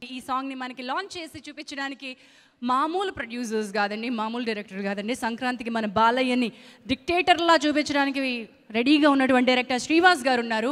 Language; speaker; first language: Telugu; native; Telugu